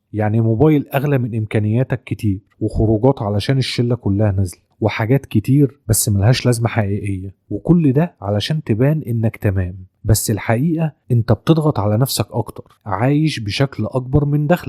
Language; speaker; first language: Arabic; native; Arabic